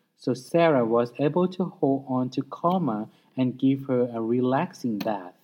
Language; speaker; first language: English; non-native, fluent; Thai